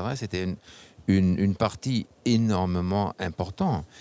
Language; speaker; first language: French; non-native, fluent; German